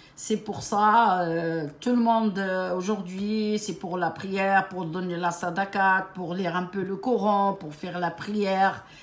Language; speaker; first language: French; non-native, local second language; Arabic